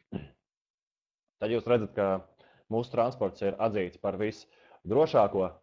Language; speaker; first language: Latvian; native; Latvian